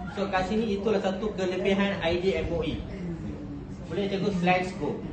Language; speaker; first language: Malay; non-native, local second language; Tamil